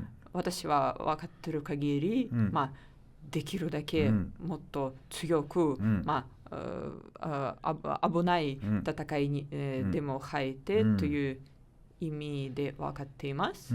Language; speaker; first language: Japanese; non-native, learner; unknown